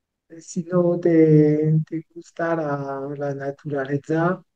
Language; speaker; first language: Spanish; non-native, learner; French